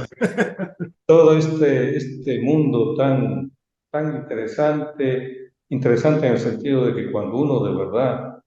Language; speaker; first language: Spanish; native; Spanish